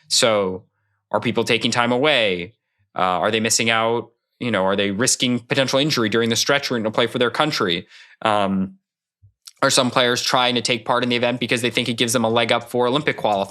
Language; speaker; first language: English; native; English